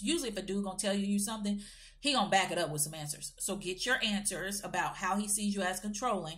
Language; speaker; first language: English; native; English